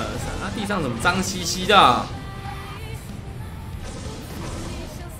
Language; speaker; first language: Chinese; native; Chinese